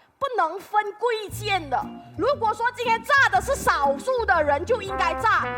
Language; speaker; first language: Chinese; native; Chinese